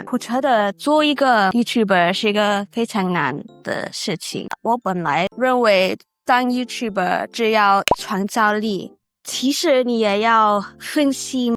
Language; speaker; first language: Chinese; non-native, learner; English